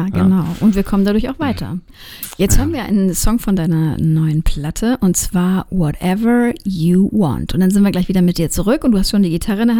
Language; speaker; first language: German; native; German